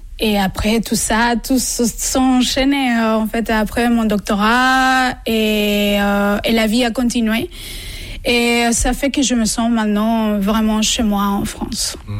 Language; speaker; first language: French; non-native, fluent; Spanish